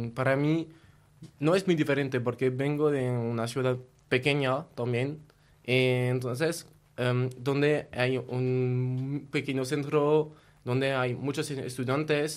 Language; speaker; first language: Spanish; non-native, learner; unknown